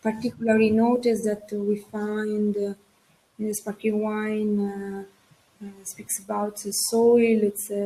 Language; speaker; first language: English; non-native, learner; Italian